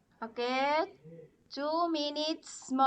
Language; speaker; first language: English; non-native, learner; Indonesian